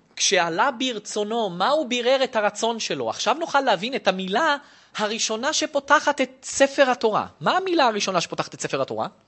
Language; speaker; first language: Hebrew; native; Hebrew